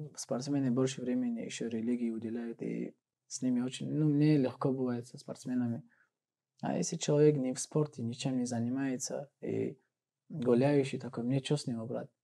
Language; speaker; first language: Russian; non-native, local second language; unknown